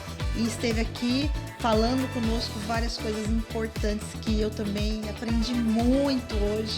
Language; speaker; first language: Portuguese; native; Portuguese